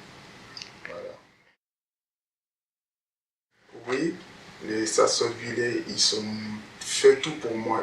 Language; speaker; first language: French; non-native, learner; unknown